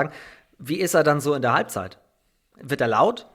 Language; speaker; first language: German; native; German